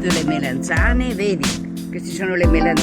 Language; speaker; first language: Italian; native; Italian